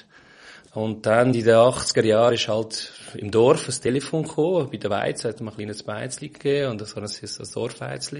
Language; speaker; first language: German; non-native, fluent; Portuguese